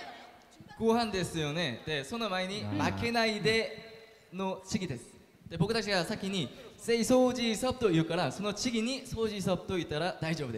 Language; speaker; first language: Japanese; non-native, learner; Korean